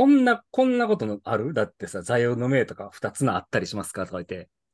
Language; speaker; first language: Japanese; native; Japanese